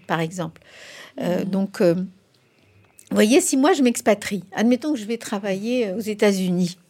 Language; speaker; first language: French; non-native, fluent; Spanish